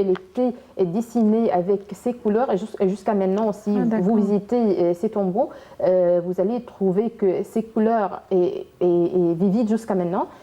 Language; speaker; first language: French; non-native, learner; Arabic